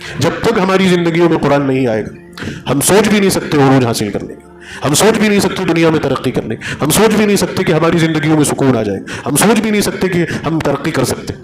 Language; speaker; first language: Urdu; native; Urdu